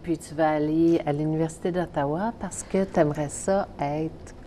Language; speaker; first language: French; native; French